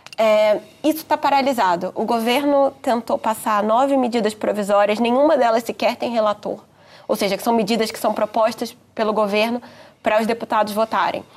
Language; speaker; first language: Portuguese; native; Portuguese